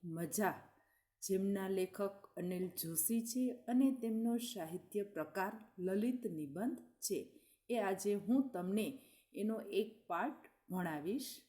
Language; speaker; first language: Gujarati; native; Gujarati